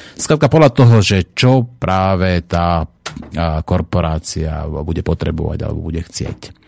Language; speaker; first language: Slovak; native; Slovak